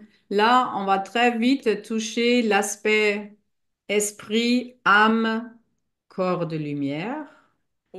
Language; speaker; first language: French; non-native, fluent; German